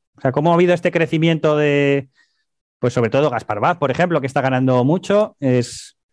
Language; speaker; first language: Spanish; native; Spanish